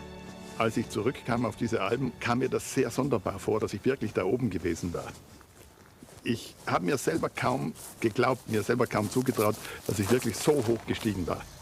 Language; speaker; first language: German; native; German